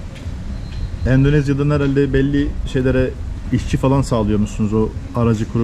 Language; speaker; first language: Turkish; native; Turkish